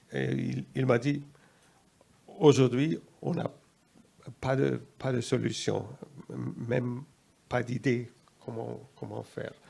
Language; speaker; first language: French; non-native, fluent; German